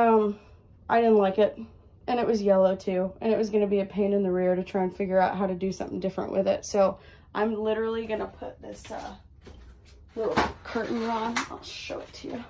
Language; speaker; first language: English; native; English